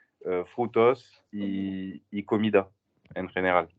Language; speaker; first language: Spanish; non-native, learner; French